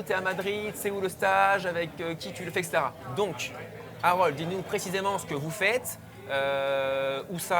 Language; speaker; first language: French; native; French